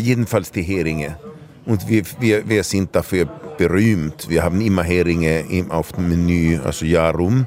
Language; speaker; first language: German; early bilingual, heritage; German